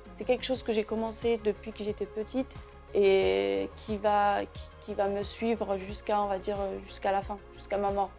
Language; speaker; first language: French; non-native, local second language; Kabyle